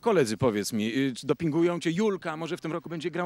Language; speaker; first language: Polish; native; Polish